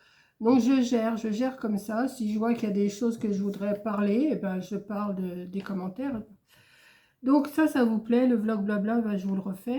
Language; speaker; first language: French; native; French